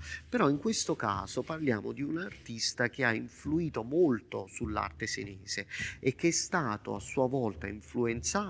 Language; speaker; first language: Italian; native; Italian